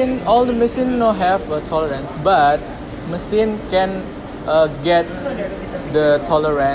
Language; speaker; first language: English; non-native, learner; Indonesian